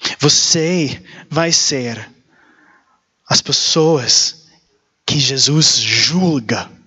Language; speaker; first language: Portuguese; non-native, learner; English